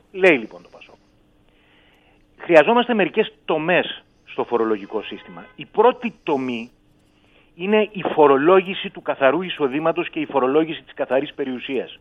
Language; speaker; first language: Greek; native; Greek